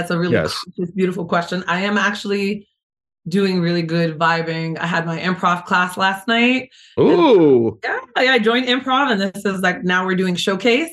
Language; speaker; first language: English; native; English